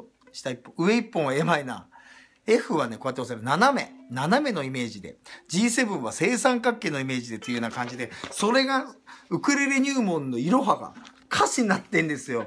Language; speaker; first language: Japanese; native; Japanese